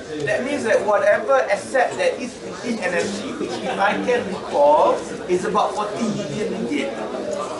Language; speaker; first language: English; non-native, local second language; Malay